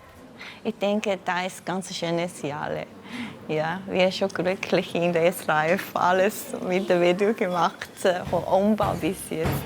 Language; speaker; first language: German; non-native, learner; Chinese